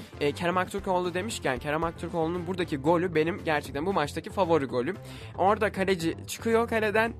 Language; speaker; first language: Turkish; native; Turkish